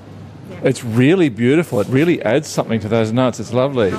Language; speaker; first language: English; native; English